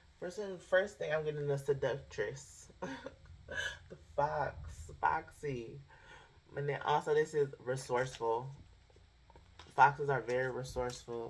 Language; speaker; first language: English; native; English